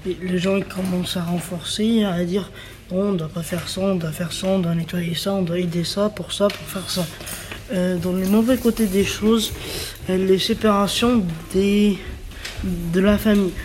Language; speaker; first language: French; non-native, learner; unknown